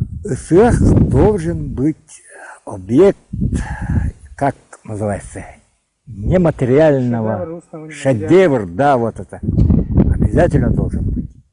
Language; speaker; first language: Russian; non-native, local second language; Yakut